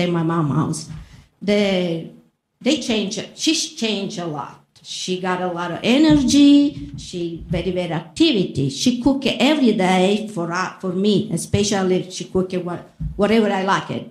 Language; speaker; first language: English; non-native, learner; Italian